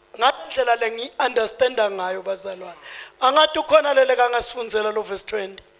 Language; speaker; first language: Zulu; native; Zulu